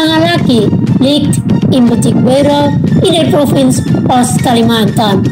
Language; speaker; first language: German; non-native, fluent; Indonesian